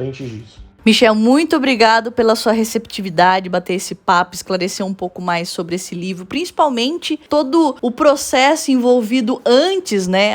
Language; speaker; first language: Portuguese; native; Portuguese